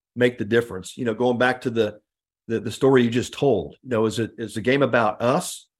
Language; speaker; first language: English; native; English